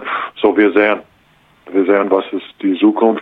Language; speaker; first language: German; non-native, learner; English